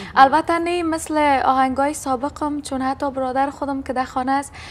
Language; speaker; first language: Persian; non-native, local second language; Turkmen